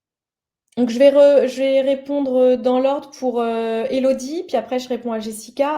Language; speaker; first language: French; native; French